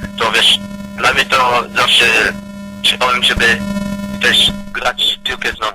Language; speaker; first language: Polish; early bilingual, heritage; Polish